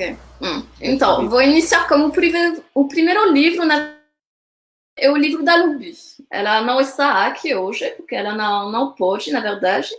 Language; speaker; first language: Portuguese; non-native, fluent; French